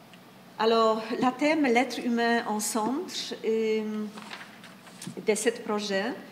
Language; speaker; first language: French; non-native, fluent; Polish